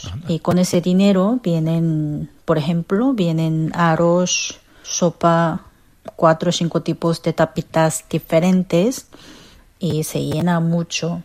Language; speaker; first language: Spanish; non-native, learner; Korean